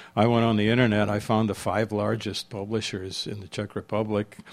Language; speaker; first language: English; early bilingual, other home language; Czech